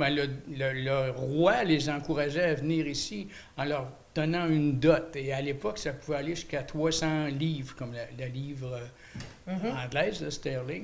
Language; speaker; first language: French; native; French